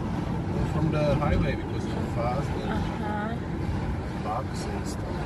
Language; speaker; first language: English; non-native, fluent; Czech